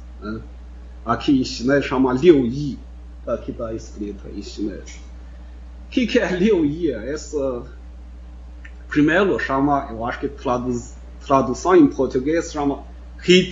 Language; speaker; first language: Portuguese; non-native, fluent; Chinese